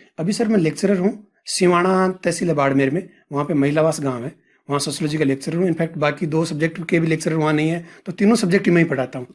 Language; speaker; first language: Hindi; native; Hindi